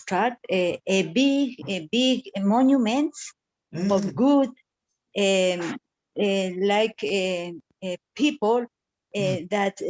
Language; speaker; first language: English; non-native, learner; Spanish